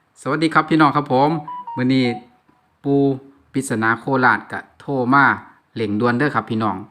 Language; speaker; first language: Thai; non-native, local second language; Lao